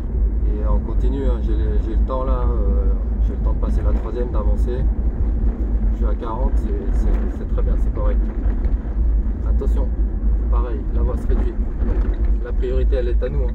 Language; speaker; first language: French; native; French